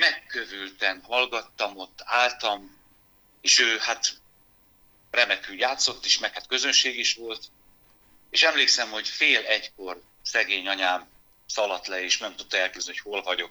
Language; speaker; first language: Hungarian; native; Hungarian